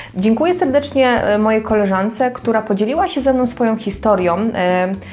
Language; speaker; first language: Polish; native; Polish